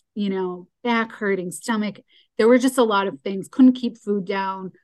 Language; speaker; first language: English; native; English